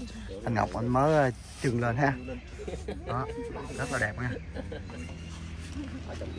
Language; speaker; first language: Vietnamese; native; Vietnamese